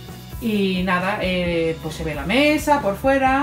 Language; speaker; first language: Spanish; native; Spanish